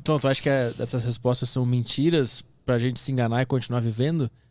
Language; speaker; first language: Portuguese; native; Portuguese